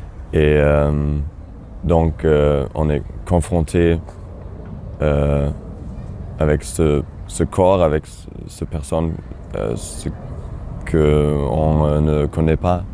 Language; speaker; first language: French; non-native, fluent; German